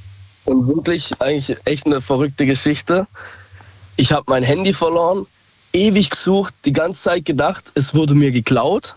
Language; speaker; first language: German; native; German